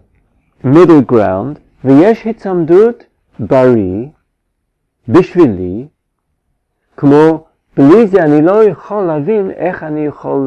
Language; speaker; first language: Hebrew; non-native, fluent; English